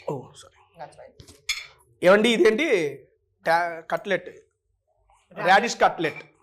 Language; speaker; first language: Telugu; native; Telugu